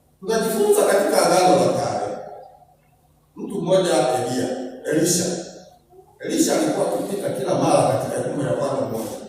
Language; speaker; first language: Swahili; native; Swahili